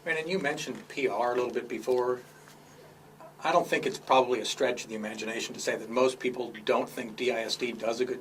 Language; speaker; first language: English; native; English